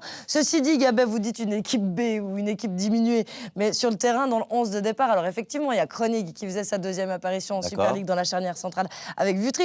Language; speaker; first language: French; native; French